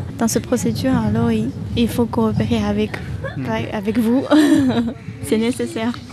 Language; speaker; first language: French; non-native, fluent; Chinese